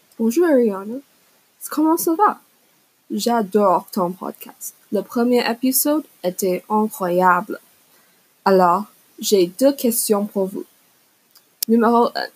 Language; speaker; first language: French; non-native, learner; English